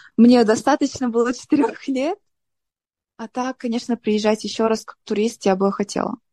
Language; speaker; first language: Russian; non-native, local second language; Tajik